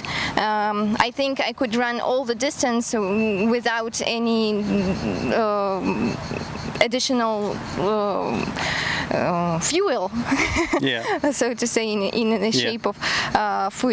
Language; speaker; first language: English; non-native, fluent; Kazakh